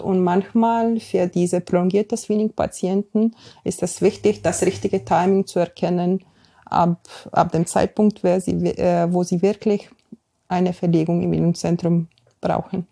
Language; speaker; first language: German; non-native, fluent; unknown